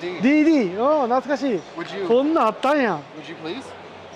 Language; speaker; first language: Japanese; native; Japanese